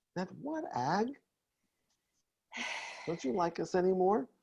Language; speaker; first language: English; native; English